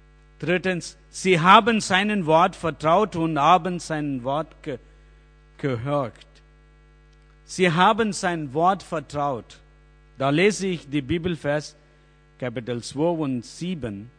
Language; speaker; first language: German; non-native, learner; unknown